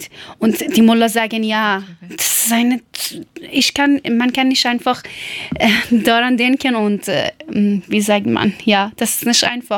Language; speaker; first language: German; non-native, learner; Persian